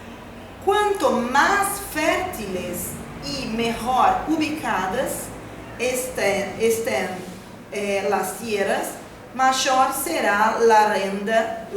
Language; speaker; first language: Spanish; non-native, fluent; Portuguese